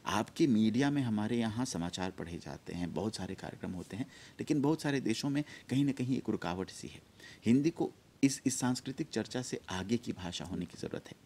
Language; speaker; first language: Hindi; early bilingual, heritage; Hindi